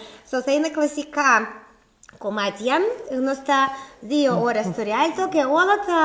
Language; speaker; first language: Greek; non-native, learner; Russian